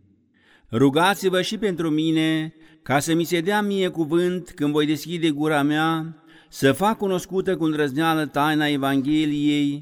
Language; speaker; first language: Romanian; native; Romanian